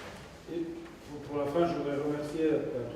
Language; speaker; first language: French; non-native, fluent; Serbian